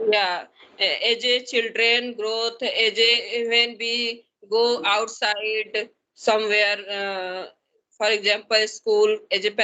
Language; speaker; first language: English; non-native, learner; Hindi